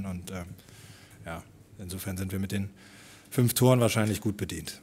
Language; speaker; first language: German; native; German